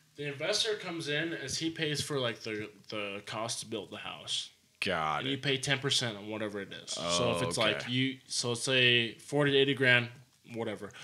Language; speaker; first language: English; native; English